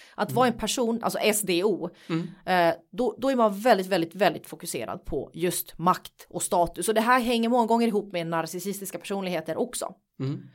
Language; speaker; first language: Swedish; native; Swedish